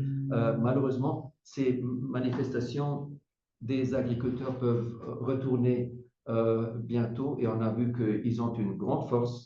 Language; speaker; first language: French; non-native, fluent; German